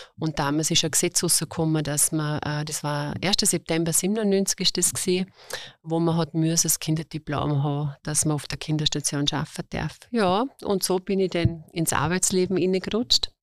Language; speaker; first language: German; native; German